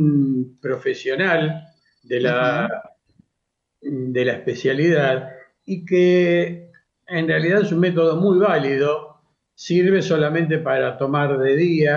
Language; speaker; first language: Spanish; native; Spanish